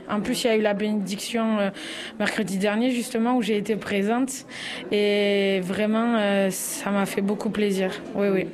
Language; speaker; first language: French; native; French